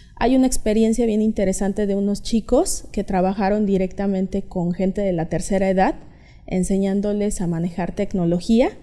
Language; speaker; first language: Spanish; native; Spanish